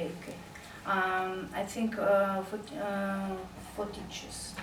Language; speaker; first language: English; non-native, learner; Russian